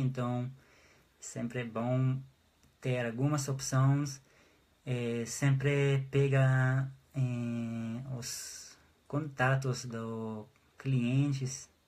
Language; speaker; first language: Portuguese; non-native, fluent; Hebrew